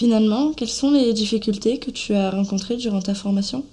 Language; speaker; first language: French; native; French